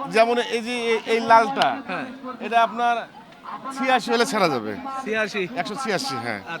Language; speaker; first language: Bangla; native; Bangla